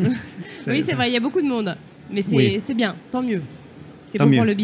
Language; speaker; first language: French; native; French